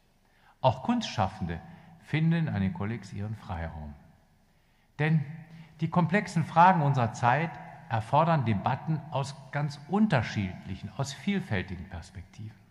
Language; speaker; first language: German; native; German